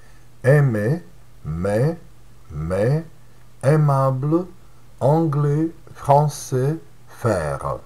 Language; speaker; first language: French; non-native, fluent; Serbian